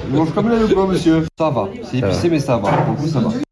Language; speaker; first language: French; native; French